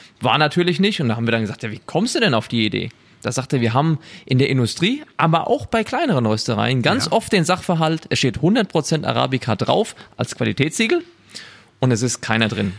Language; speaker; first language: German; native; German